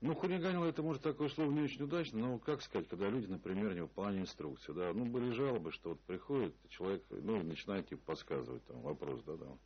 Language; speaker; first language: Russian; native; Russian